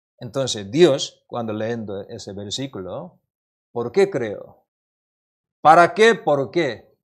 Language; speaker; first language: Spanish; non-native, learner; Korean